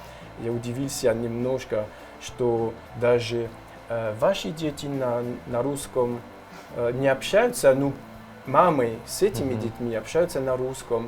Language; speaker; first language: Russian; non-native, learner; French